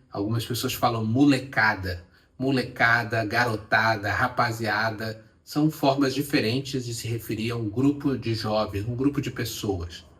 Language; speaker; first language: Portuguese; native; Portuguese